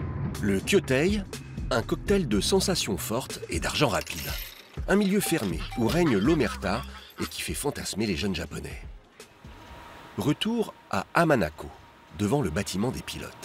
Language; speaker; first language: French; native; French